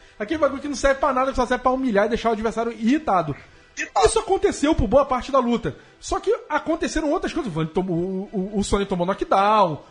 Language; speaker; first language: Portuguese; native; Portuguese